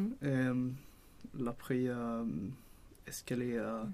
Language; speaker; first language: French; non-native, learner; Swedish